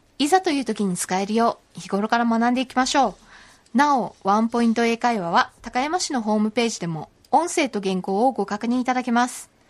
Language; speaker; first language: Japanese; native; Japanese